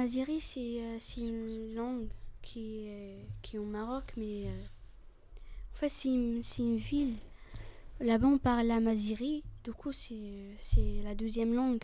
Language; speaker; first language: French; early bilingual, other home language; Arabic